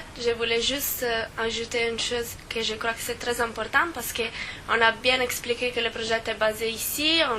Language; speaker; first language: French; non-native, fluent; Italian